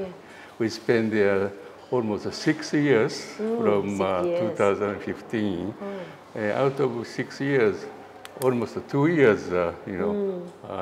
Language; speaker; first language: English; non-native, learner; Japanese